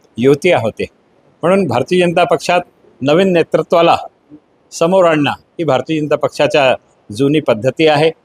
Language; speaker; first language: Marathi; non-native, local second language; Hindi